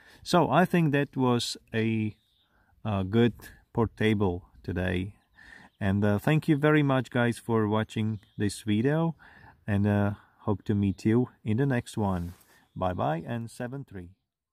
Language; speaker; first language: English; non-native, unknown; Slovak